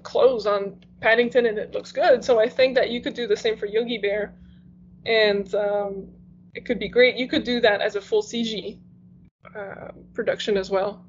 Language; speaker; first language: English; non-native, fluent; French